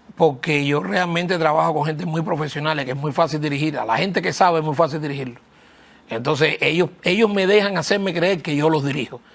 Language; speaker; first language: Spanish; native; Spanish